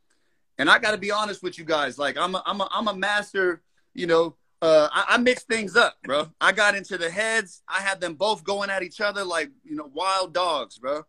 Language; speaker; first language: English; native; English